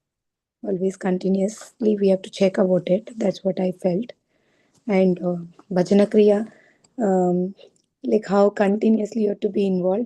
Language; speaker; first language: English; non-native, fluent; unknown